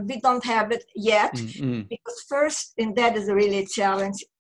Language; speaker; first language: English; non-native, fluent; German